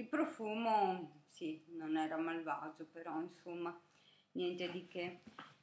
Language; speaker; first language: Italian; native; Italian